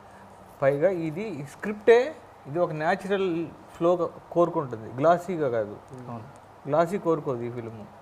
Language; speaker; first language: Telugu; native; Telugu